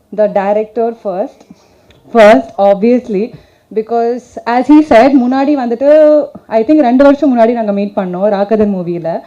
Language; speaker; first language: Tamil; non-native, learner; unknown